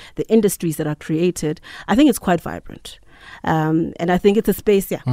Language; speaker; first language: English; non-native, local second language; Xhosa